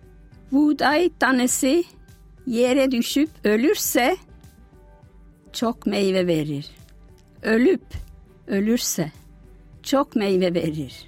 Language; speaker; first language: Turkish; non-native, fluent; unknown